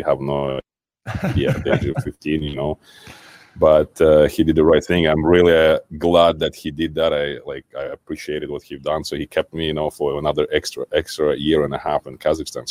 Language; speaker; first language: English; non-native, fluent; Kazakh